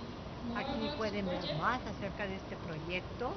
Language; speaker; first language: Spanish; non-native, fluent; Dutch